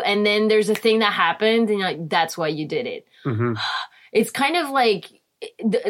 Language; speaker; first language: English; non-native, fluent; French